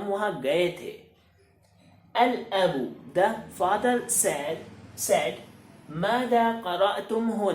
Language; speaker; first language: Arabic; non-native, fluent; Hindi